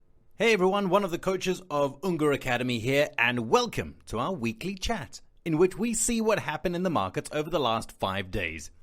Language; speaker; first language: English; non-native, fluent; Italian